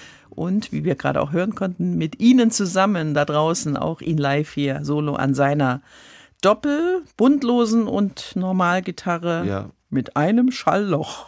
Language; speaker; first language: German; native; German